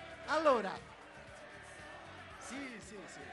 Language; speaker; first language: Italian; native; Italian